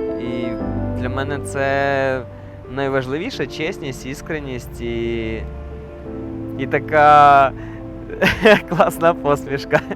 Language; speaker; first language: Ukrainian; native; Ukrainian